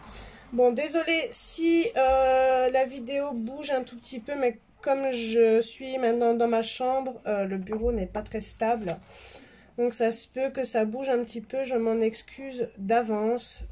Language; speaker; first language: French; native; French